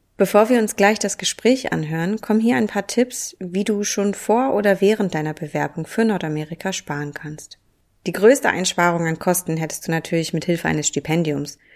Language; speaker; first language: German; native; German